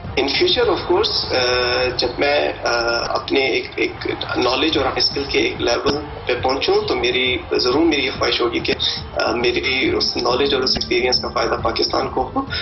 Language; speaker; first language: Urdu; non-native, local second language; Pashto